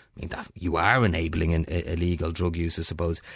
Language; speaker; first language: English; native; English